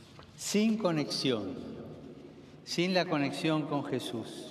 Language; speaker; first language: Spanish; native; Spanish